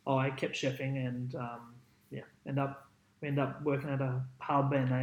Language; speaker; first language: English; native; English